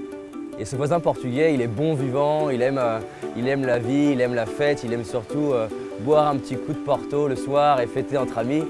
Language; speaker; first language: French; native; French